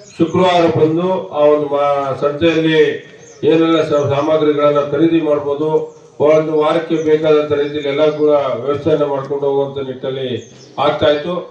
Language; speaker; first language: Kannada; native; Kannada